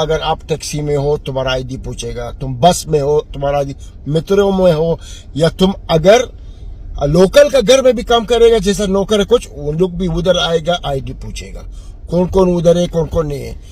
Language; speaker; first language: Hindi; non-native, learner; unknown